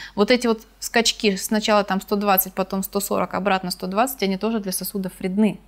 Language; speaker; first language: Russian; native; Russian